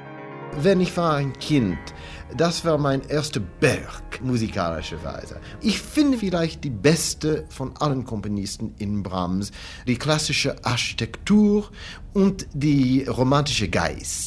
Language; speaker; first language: German; non-native, learner; English